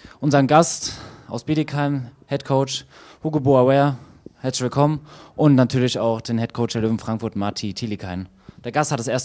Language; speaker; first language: German; native; German